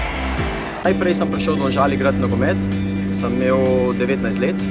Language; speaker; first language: Slovenian; non-native, fluent; Portuguese